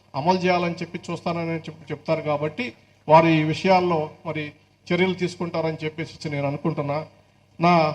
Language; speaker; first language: Telugu; native; Telugu